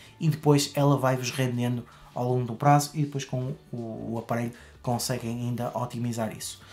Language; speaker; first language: Portuguese; native; Portuguese